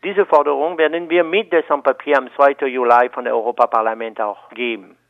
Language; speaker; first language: German; non-native, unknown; French